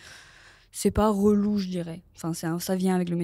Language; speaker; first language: French; native; French